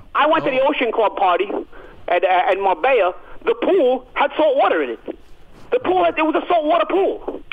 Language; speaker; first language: English; early bilingual, other home language; Italian